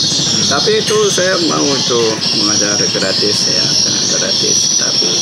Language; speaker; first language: Indonesian; non-native, learner; Korean